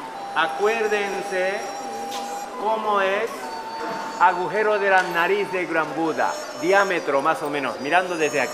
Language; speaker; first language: Spanish; non-native, learner; Japanese